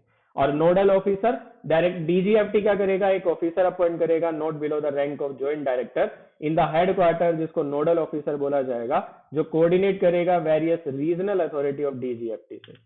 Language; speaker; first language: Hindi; native; Hindi